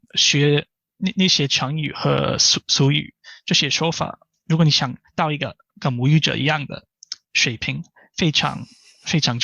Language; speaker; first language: Chinese; non-native, fluent; English